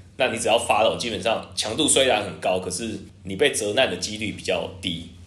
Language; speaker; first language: Chinese; native; Chinese